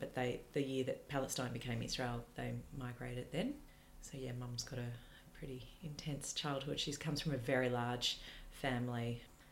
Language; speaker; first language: English; native; English